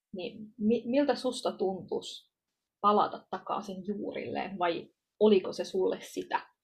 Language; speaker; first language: Finnish; early bilingual, other home language; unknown